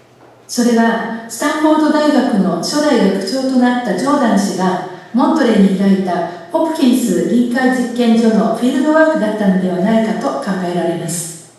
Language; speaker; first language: Japanese; native; Japanese